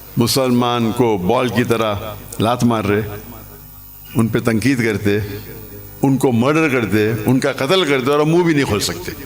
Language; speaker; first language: Urdu; non-native, local second language; English